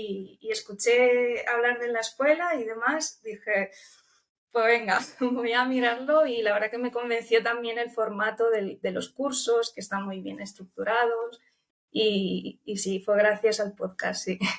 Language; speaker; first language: Spanish; early bilingual, other home language; Romanian